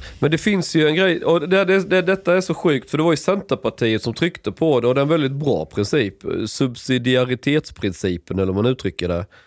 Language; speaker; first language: Swedish; native; Swedish